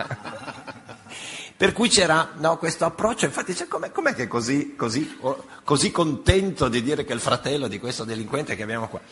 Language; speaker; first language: Italian; native; Italian